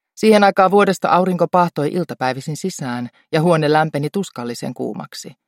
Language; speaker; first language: Finnish; native; Finnish